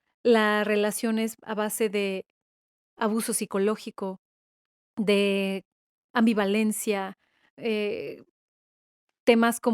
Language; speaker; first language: Spanish; native; Spanish